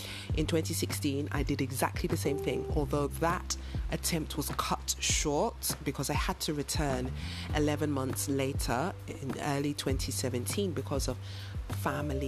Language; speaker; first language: English; native; English